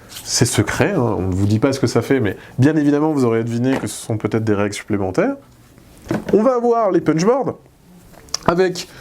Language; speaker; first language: French; native; French